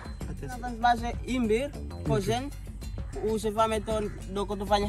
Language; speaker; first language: Polish; non-native, learner; Swahili